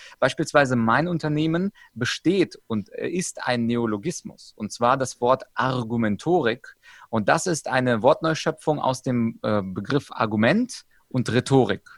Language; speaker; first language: German; early bilingual, other home language; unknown